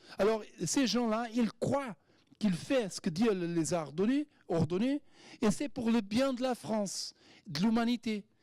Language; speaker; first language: French; non-native, fluent; Portuguese